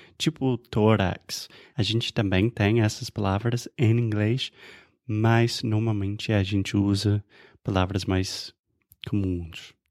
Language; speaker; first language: Portuguese; non-native, fluent; English